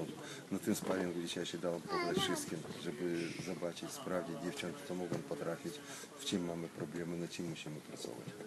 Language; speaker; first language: Polish; non-native, learner; Russian